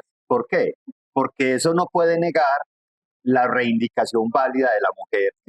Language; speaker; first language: Spanish; native; Spanish